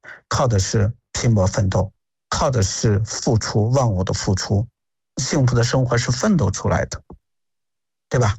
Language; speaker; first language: Chinese; native; Chinese